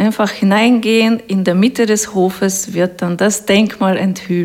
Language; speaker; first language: German; non-native, fluent; Russian